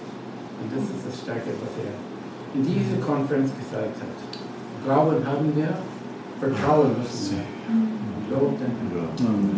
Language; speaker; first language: German; non-native, learner; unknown